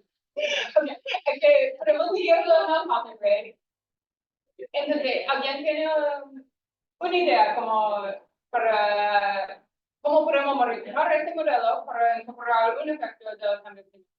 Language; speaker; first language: Spanish; non-native, fluent; English